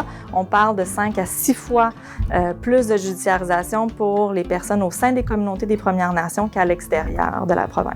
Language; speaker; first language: French; native; French